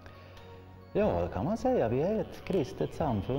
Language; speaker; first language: Swedish; native; Swedish